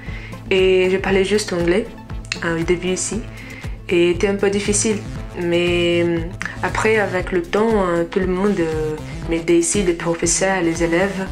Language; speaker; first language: French; non-native, learner; Portuguese